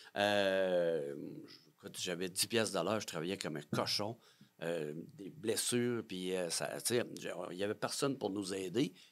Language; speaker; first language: French; native; French